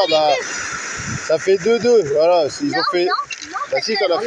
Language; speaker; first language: French; native; French